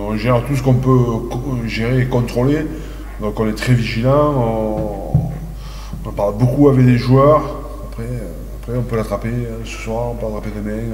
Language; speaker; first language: French; native; French